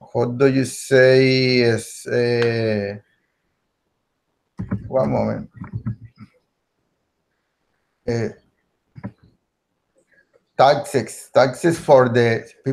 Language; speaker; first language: English; non-native, learner; Spanish